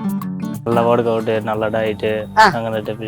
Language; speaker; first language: Malayalam; non-native, learner; Bangla